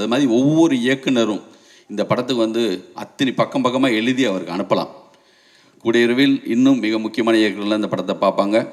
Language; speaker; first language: Tamil; native; Tamil